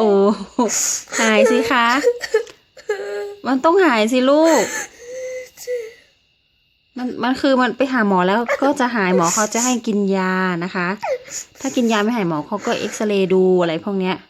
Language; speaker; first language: Thai; native; Thai